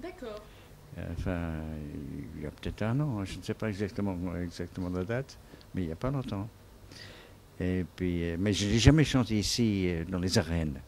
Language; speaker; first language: French; non-native, fluent; English